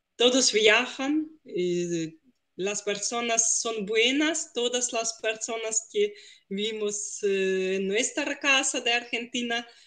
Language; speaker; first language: Spanish; non-native, fluent; Russian